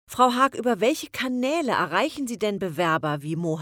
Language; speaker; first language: German; native; German